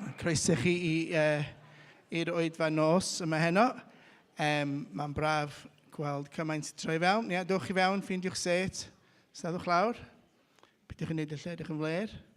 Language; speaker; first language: Welsh; native; Welsh